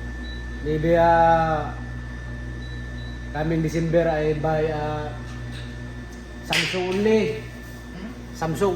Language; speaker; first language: English; non-native, learner; Filipino